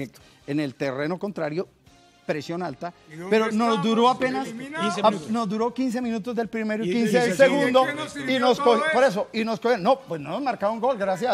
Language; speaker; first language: Spanish; native; Spanish